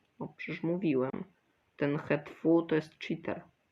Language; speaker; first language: Polish; early bilingual, other home language; Ukrainian